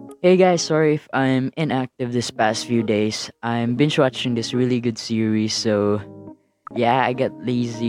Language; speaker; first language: English; non-native, local second language; Cebuano